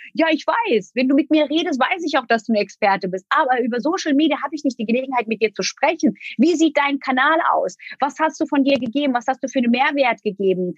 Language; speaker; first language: German; non-native, fluent; Turkish